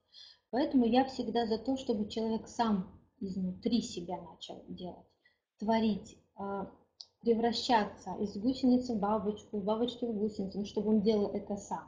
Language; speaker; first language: Russian; native; Russian